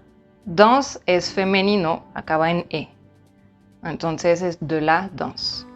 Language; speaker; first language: Spanish; non-native, fluent; French